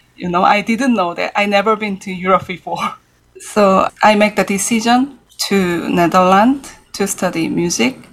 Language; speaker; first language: English; non-native, learner; Korean